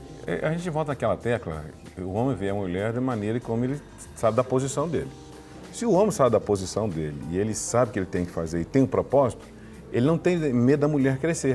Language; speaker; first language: Portuguese; native; Portuguese